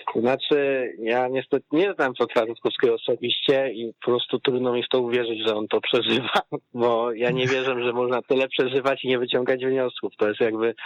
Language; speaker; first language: Polish; native; Polish